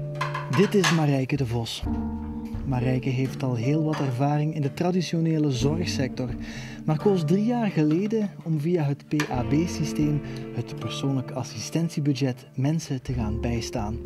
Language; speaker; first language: Dutch; native; Dutch